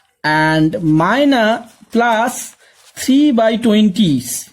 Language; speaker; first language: English; non-native, local second language; Bangla